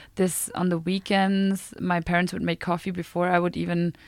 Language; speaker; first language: English; non-native, fluent; German